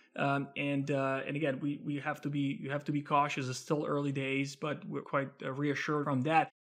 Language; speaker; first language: English; non-native, fluent; Italian